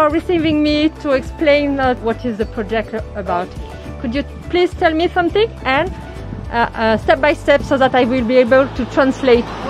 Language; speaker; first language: English; non-native, fluent; French